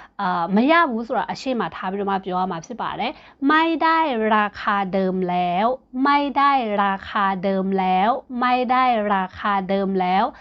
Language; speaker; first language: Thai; non-native, fluent; Burmese